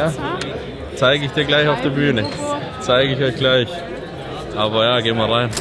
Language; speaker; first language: German; native; German